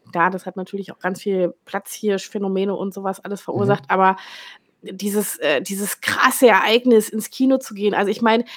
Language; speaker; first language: German; native; German